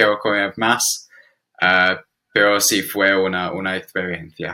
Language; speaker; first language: Spanish; non-native, learner; English